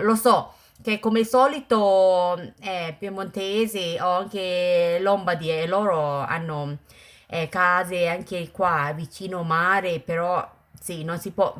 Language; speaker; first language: Italian; non-native, learner; Thai